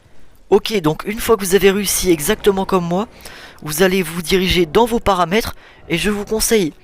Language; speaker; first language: French; native; French